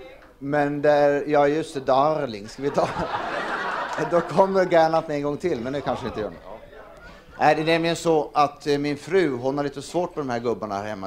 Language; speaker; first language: Swedish; native; Swedish